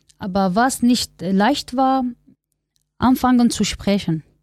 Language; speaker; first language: German; non-native, learner; Kurdish